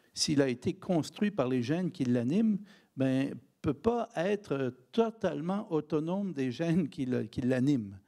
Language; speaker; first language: French; native; French